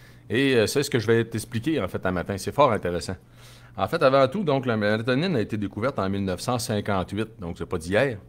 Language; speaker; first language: French; native; French